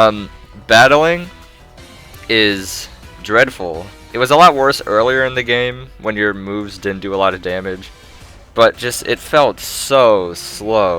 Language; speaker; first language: English; native; English